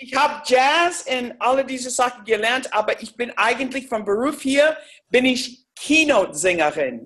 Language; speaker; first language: German; non-native, fluent; English